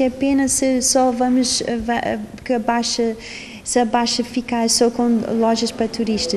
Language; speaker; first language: Portuguese; non-native, fluent; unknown